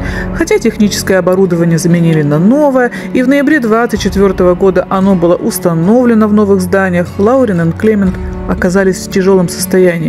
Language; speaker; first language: Russian; native; Russian